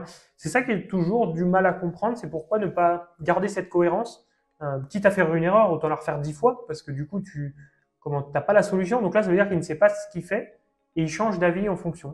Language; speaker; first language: French; native; French